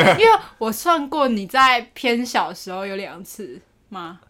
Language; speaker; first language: Chinese; native; Chinese